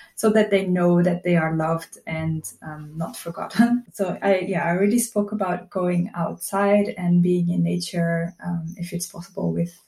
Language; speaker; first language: English; non-native, fluent; Dutch